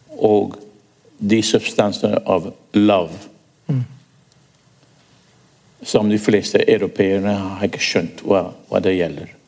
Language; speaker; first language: Norwegian; non-native, fluent; English